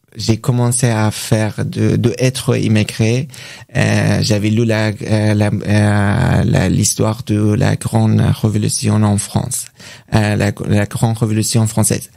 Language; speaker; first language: French; non-native, learner; Persian